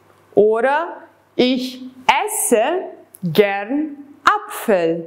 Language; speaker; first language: German; non-native, fluent; Serbian